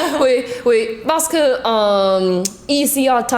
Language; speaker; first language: French; non-native, learner; Chinese